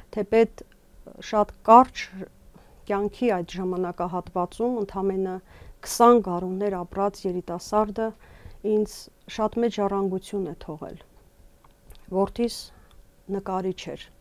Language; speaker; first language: Armenian; native; Armenian